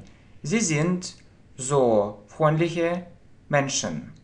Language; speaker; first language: German; non-native, fluent; Russian